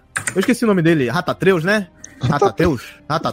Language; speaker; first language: Portuguese; native; Portuguese